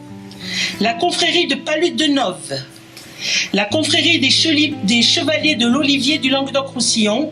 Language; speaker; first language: French; native; French